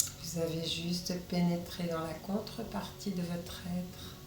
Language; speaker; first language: French; native; French